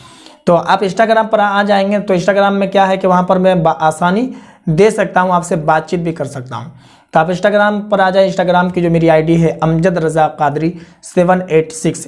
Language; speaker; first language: Hindi; native; Hindi